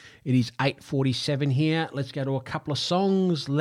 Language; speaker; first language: English; non-native, local second language; Italian